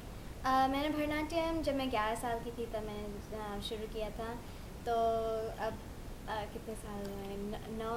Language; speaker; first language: Hindi; early bilingual, heritage; Hindi